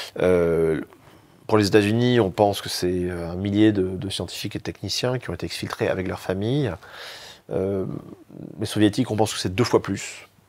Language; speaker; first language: French; native; French